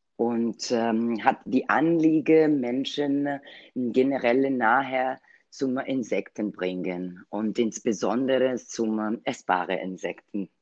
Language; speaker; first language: German; non-native, learner; Italian